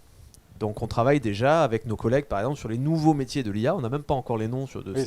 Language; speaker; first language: French; native; French